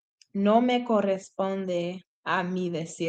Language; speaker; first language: Spanish; non-native, learner; English